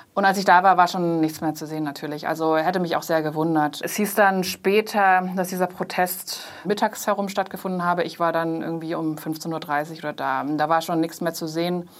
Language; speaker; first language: German; non-native, fluent; Chinese